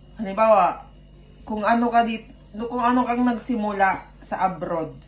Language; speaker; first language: Filipino; native; Filipino